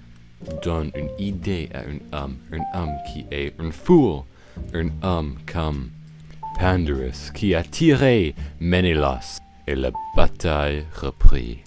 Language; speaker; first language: French; non-native, learner; English